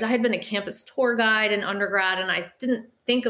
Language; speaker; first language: English; native; English